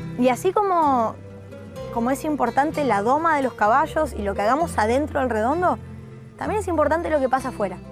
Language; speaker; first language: Spanish; native; Spanish